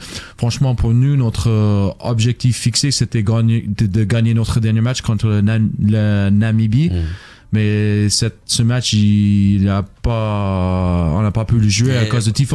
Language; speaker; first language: French; non-native, fluent; English